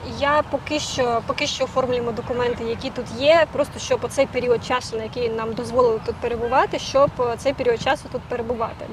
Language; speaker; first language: Ukrainian; native; Ukrainian